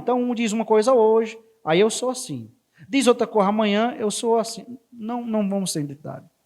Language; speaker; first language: Portuguese; native; Portuguese